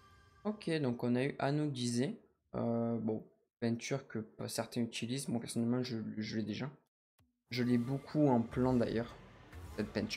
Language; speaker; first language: French; native; French